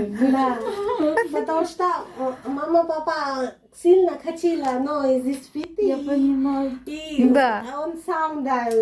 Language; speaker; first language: Russian; non-native, learner; Bangla